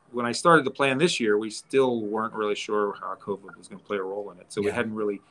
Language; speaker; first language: English; native; English